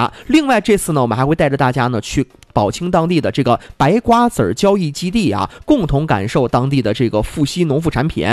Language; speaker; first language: Chinese; native; Chinese